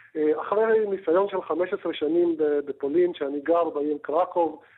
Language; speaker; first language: Hebrew; native; Hebrew